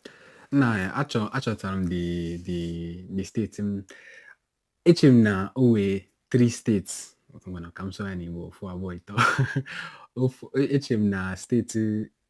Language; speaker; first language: Igbo; non-native, local second language; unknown